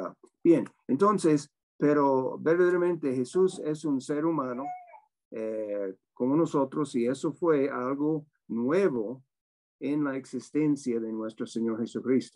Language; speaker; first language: Spanish; non-native, fluent; English